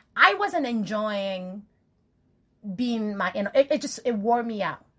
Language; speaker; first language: English; early bilingual, other home language; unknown